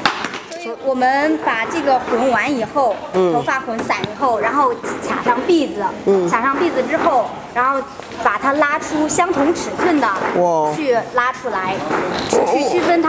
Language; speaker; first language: Chinese; native; Chinese